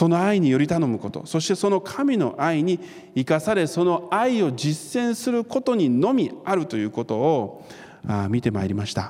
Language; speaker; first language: Japanese; non-native, fluent; Korean